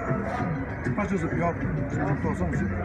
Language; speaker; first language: French; non-native, learner; Bulgarian